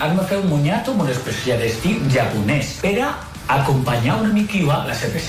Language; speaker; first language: Catalan; non-native, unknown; Chinese